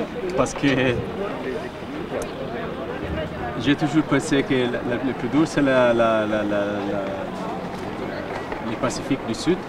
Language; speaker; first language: French; non-native, learner; Italian